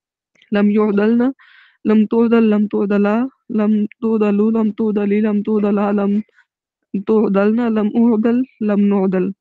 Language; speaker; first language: Arabic; non-native, learner; Urdu